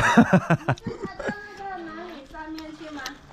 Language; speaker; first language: Chinese; non-native, local second language; Hakka Chinese